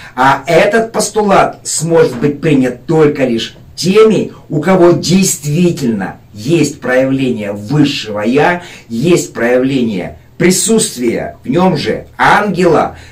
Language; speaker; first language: Russian; native; Russian